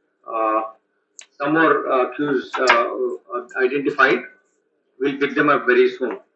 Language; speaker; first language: English; non-native, local second language; Telugu